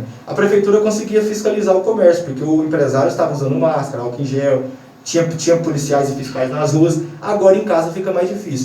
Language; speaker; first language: Portuguese; native; Portuguese